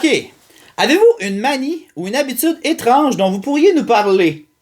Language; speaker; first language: French; native; French